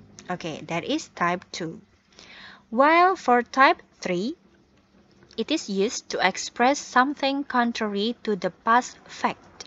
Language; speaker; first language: English; non-native, fluent; Indonesian